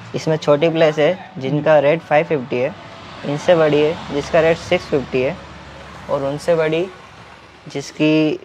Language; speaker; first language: Hindi; native; Hindi